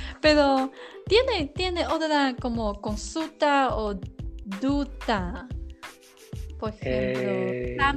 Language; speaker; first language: Spanish; non-native, learner; Chinese